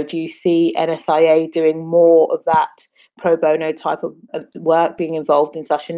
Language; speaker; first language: English; non-native, local second language; Akan